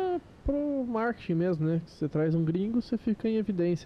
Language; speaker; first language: Portuguese; native; Portuguese